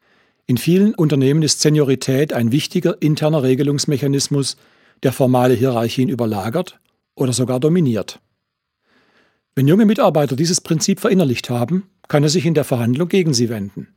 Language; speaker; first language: German; native; German